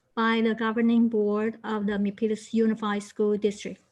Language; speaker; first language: English; non-native, fluent; Chinese